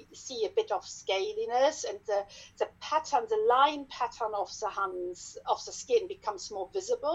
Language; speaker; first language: English; non-native, fluent; German